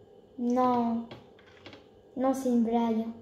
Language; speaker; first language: French; early bilingual, other home language; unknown